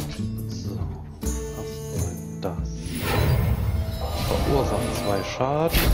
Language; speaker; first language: German; native; German